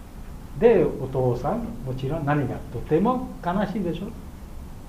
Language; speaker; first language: Japanese; non-native, learner; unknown